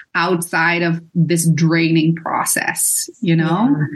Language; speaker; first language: English; non-native, fluent; Dutch